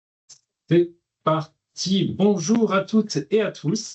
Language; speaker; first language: French; native; French